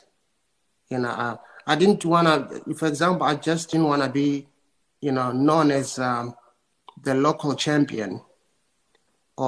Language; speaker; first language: English; non-native, local second language; Venda